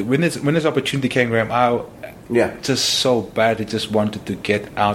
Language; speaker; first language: English; non-native, local second language; Afrikaans